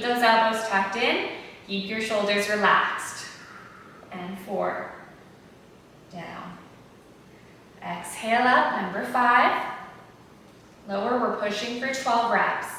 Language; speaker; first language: English; native; English